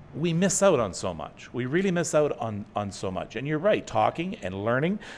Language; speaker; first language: English; native; English